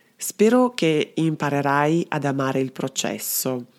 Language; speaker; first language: Italian; non-native, fluent; Serbian